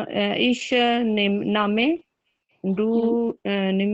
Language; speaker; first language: German; non-native, learner; Urdu